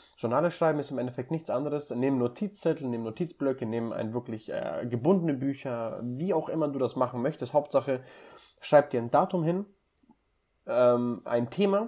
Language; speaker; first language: German; early bilingual, other home language; Russian